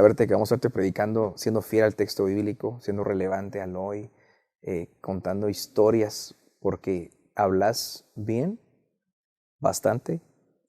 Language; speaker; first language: Spanish; native; Spanish